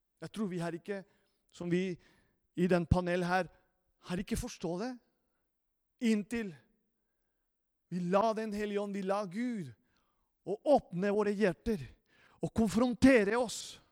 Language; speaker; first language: Norwegian; non-native, fluent; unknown